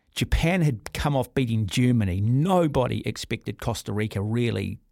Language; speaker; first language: English; native; English